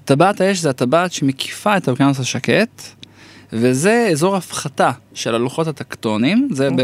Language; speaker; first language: Hebrew; native; Hebrew